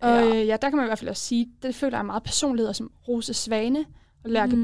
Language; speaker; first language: Danish; native; Danish